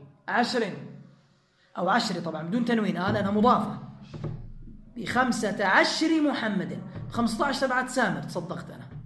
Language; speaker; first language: Arabic; native; Arabic